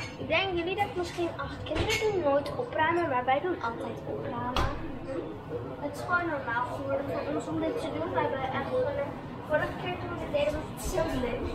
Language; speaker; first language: Dutch; early bilingual, other home language; Indonesian